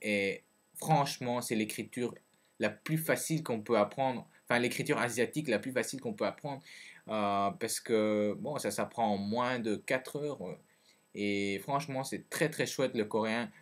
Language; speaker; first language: French; early bilingual, other home language; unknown